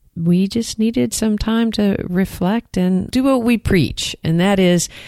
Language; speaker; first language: English; native; English